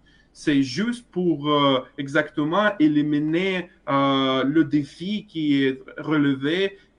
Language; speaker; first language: French; non-native, fluent; Russian